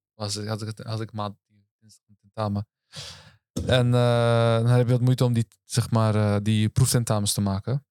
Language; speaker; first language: Dutch; early bilingual, other home language; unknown